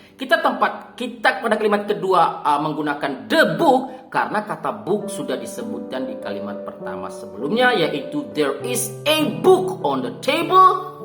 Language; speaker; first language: Indonesian; native; Indonesian